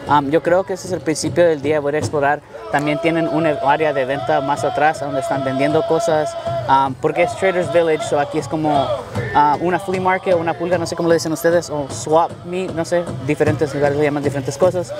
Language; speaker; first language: Spanish; early bilingual, heritage; Spanish